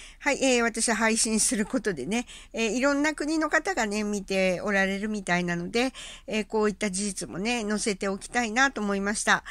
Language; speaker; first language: Japanese; native; Japanese